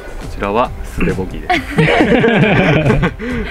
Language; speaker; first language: Japanese; native; Japanese